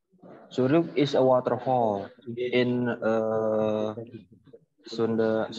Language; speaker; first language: English; non-native, learner; Indonesian